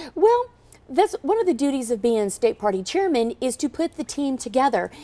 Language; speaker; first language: English; native; English